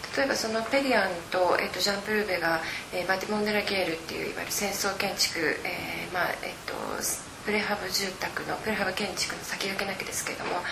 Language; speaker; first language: Japanese; native; Japanese